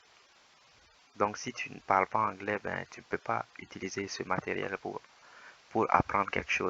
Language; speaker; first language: French; native; French